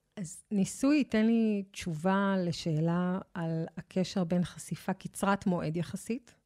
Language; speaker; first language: Hebrew; native; Hebrew